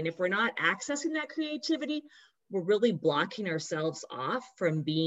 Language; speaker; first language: English; native; English